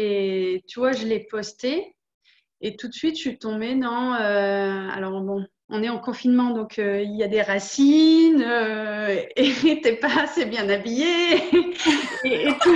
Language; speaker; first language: French; native; French